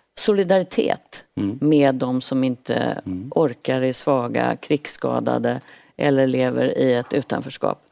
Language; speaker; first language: Swedish; native; Swedish